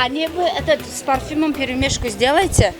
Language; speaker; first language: Russian; non-native, local second language; Tajik